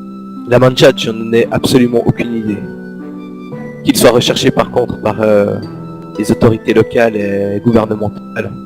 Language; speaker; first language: French; native; French